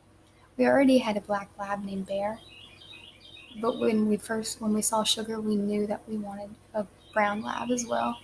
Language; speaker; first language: English; native; English